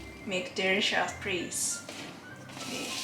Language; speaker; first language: English; non-native, learner; Japanese